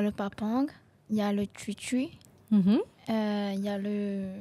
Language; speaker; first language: French; non-native, local second language; Réunion Creole French